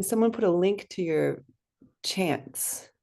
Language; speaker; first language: English; native; English